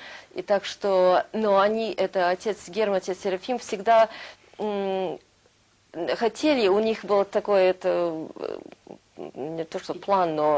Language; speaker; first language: Russian; early bilingual, heritage; Russian